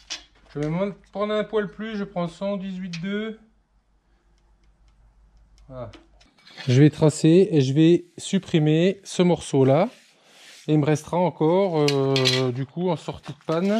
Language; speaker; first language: French; native; French